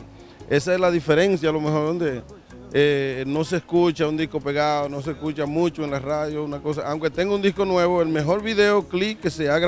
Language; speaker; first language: Spanish; native; Spanish